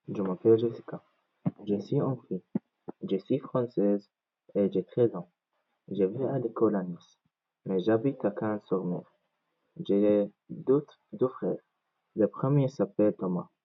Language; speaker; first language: French; non-native, learner; Arabic